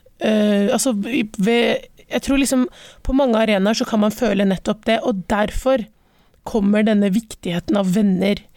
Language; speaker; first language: Norwegian; early bilingual, other home language; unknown